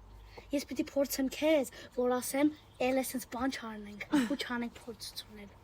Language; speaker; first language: Armenian; early bilingual, heritage; Armenian